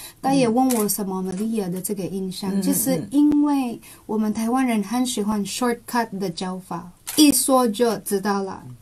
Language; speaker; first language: Chinese; non-native, local second language; Cebuano